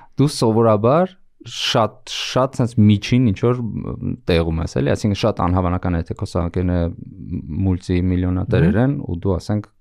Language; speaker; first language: Armenian; native; Armenian